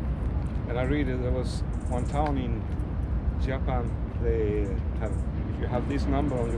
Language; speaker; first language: English; non-native, learner; Swedish